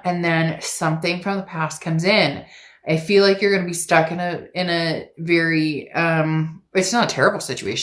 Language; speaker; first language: English; native; English